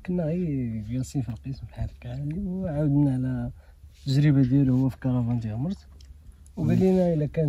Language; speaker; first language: Arabic; native; Arabic